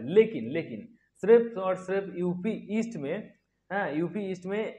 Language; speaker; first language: Hindi; native; Hindi